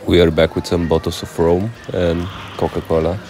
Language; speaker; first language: English; non-native, fluent; Bulgarian